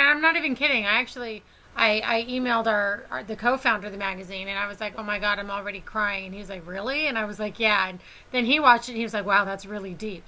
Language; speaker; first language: English; native; English